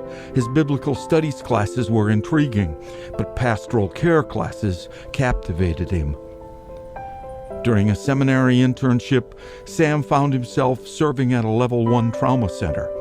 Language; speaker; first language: English; native; English